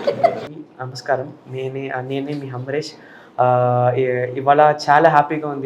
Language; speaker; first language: Telugu; non-native, learner; Tamil